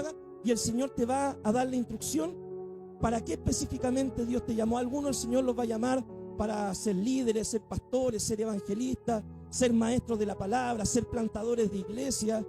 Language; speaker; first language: Spanish; native; Spanish